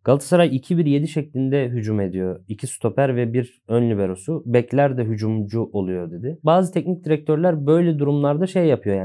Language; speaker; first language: Turkish; native; Turkish